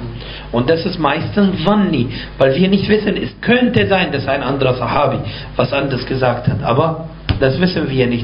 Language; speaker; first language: German; non-native, fluent; Arabic